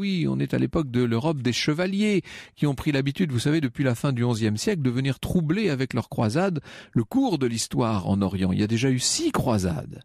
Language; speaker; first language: French; native; French